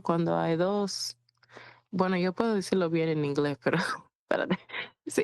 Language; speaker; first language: Spanish; non-native, fluent; English